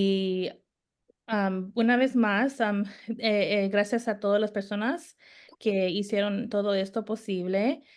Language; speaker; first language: Spanish; early bilingual, heritage; Spanish